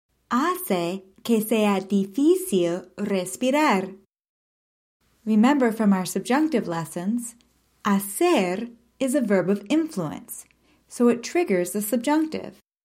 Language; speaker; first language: English; native; English